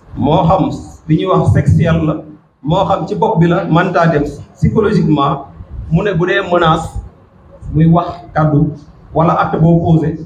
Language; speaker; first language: Wolof; non-native, local second language; Serer